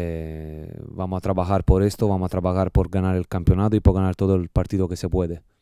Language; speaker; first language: Spanish; non-native, learner; Italian